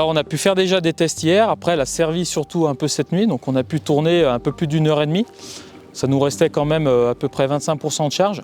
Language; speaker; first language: French; native; French